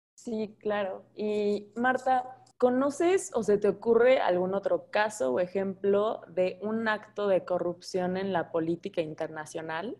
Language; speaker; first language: Spanish; native; Spanish